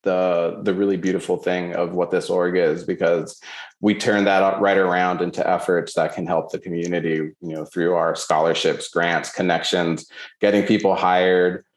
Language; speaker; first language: English; native; English